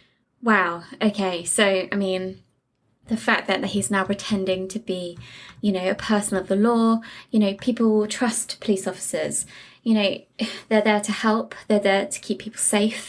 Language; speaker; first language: English; native; English